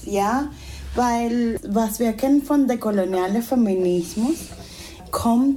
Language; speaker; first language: German; non-native, fluent; Spanish